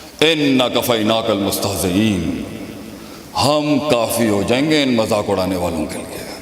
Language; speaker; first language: Urdu; native; Urdu